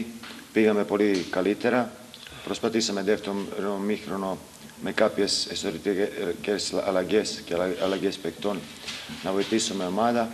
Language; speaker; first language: Greek; non-native, learner; Serbian